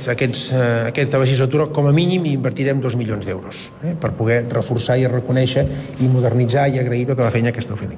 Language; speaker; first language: Catalan; native; Catalan